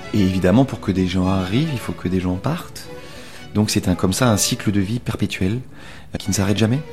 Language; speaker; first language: French; native; French